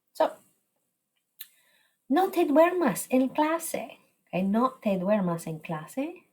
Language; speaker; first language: Spanish; non-native, fluent; English